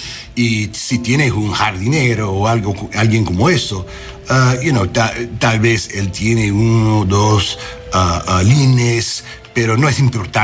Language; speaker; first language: Spanish; non-native, learner; English